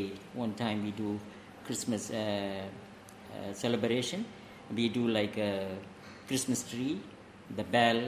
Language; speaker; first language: English; non-native, local second language; Tamil